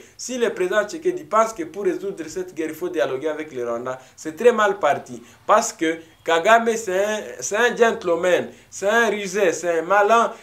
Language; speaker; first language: French; non-native, local second language; Swahili